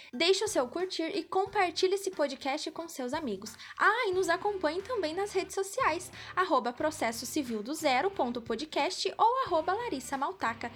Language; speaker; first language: Portuguese; native; Portuguese